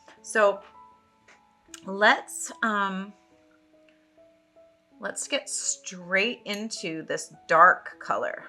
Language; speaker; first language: English; native; English